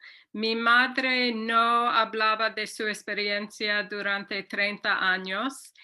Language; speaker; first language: Spanish; non-native, fluent; English